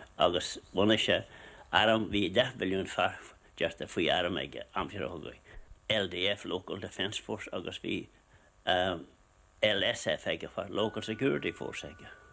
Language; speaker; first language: Irish; native; Irish